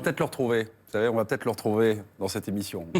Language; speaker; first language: French; native; French